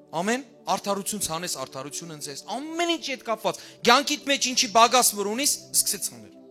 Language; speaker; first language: Armenian; early bilingual, heritage; Armenian